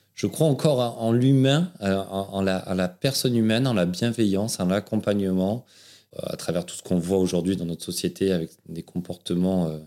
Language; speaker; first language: French; native; French